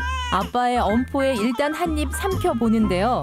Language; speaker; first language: Korean; native; Korean